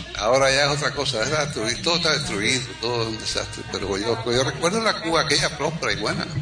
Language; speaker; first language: Spanish; native; Spanish